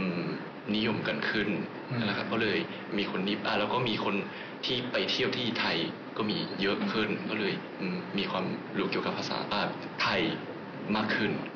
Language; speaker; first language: Thai; non-native, fluent; Japanese